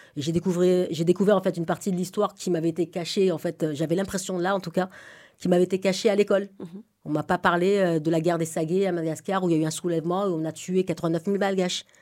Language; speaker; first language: French; native; French